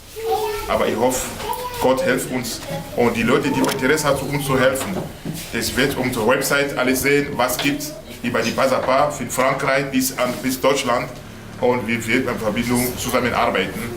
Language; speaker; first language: German; non-native, learner; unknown